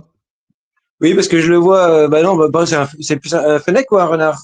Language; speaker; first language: French; native; French